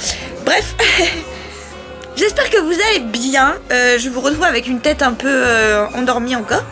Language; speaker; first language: French; native; French